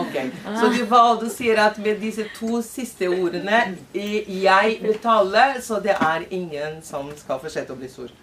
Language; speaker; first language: Norwegian; non-native, fluent; Portuguese